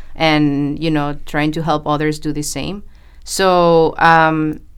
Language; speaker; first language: English; non-native, fluent; Spanish